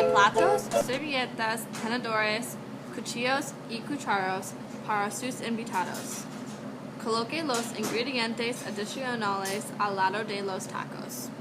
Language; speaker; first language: Spanish; non-native, learner; English